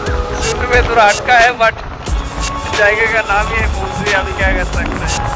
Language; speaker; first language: Hindi; non-native, local second language; Bangla